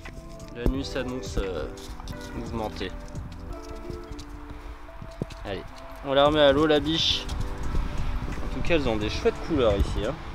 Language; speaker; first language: French; native; French